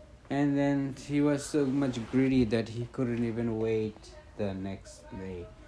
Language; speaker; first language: English; non-native, learner; Bangla